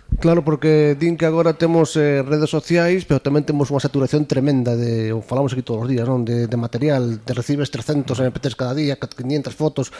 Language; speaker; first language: Galician; native; Galician